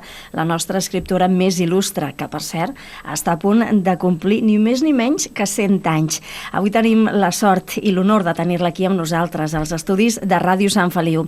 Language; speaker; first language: Catalan; native; Catalan